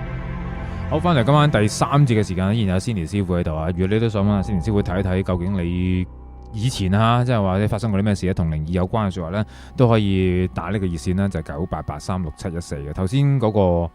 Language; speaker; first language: Cantonese; native; Cantonese